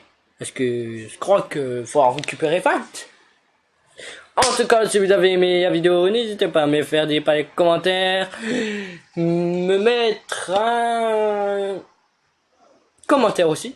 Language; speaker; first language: French; native; French